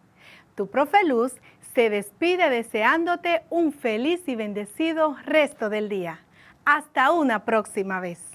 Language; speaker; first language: Spanish; native; Spanish